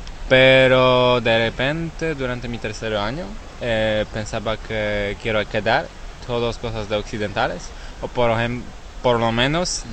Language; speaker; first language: Spanish; non-native, learner; Polish